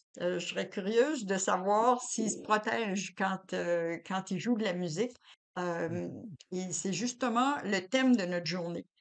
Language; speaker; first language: French; native; French